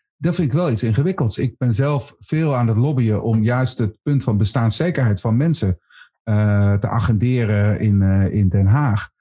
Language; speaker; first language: Dutch; native; Dutch